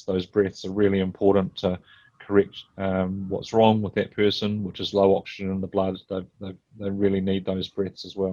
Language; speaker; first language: English; native; English